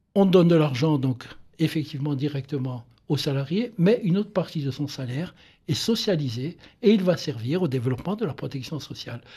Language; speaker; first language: French; native; French